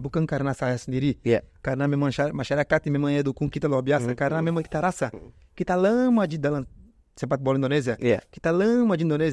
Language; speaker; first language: Indonesian; non-native, fluent; Portuguese